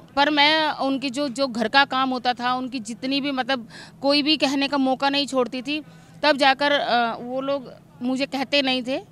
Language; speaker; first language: Hindi; native; Hindi